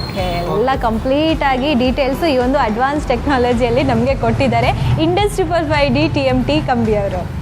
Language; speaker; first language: Kannada; native; Kannada